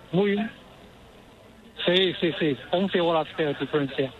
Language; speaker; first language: Spanish; non-native, learner; Chinese